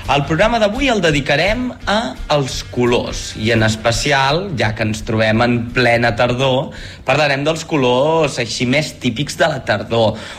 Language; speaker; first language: Catalan; native; Catalan